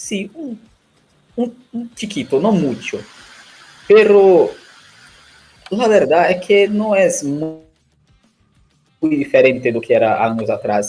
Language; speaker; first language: Spanish; non-native, learner; Portuguese